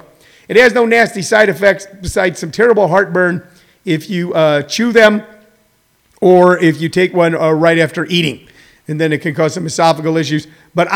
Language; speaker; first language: English; native; English